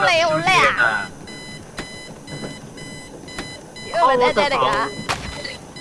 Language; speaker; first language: Chinese; native; Chinese